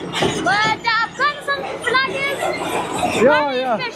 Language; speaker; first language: English; non-native, learner; Persian